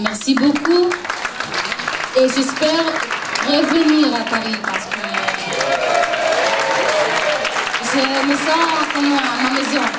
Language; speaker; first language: French; non-native, learner; Hebrew